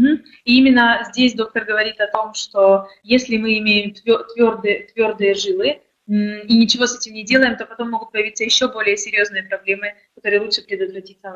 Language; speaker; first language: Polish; non-native, learner; Russian